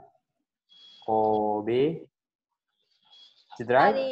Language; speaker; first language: English; non-native, learner; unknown